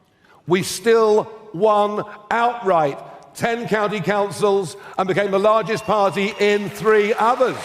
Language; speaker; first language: English; native; English